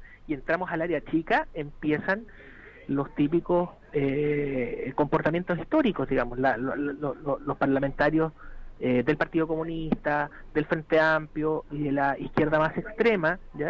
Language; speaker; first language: Spanish; native; Spanish